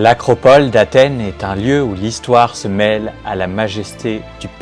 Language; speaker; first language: French; native; French